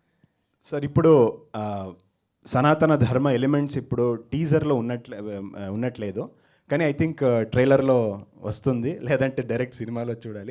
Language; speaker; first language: Telugu; non-native, local second language; Kannada